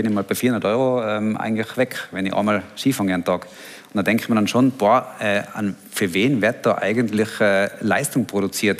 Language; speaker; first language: German; native; German